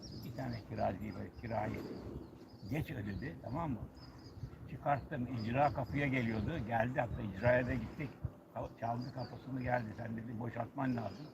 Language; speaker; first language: Turkish; native; Turkish